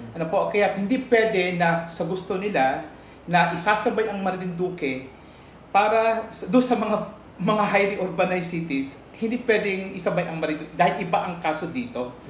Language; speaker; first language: Filipino; native; Filipino